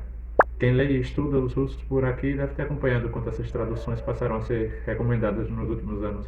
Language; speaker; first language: Portuguese; native; Portuguese